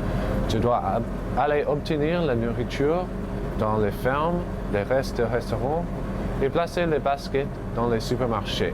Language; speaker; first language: French; non-native, learner; English